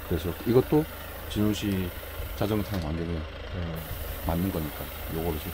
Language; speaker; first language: Korean; native; Korean